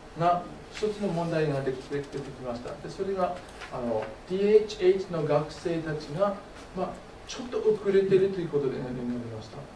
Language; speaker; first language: Japanese; non-native, fluent; English